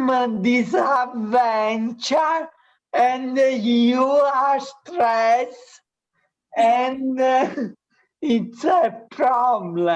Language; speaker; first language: English; non-native, learner; Italian